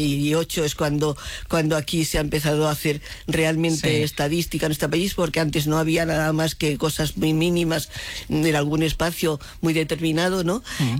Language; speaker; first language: Spanish; native; Spanish